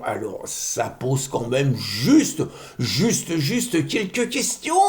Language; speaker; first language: French; native; French